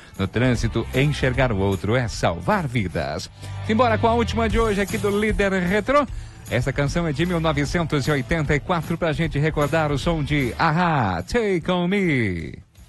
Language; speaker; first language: Portuguese; native; Portuguese